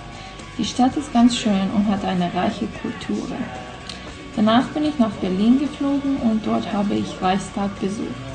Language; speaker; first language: German; non-native, learner; Russian